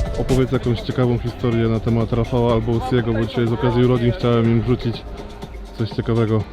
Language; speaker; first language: Polish; native; Polish